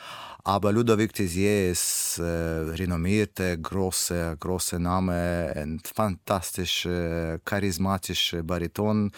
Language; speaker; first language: German; non-native, learner; Russian